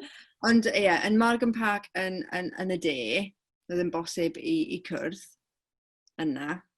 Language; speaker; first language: Welsh; non-native, fluent; English